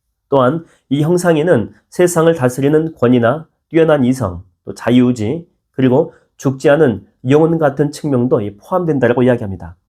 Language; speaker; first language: Korean; native; Korean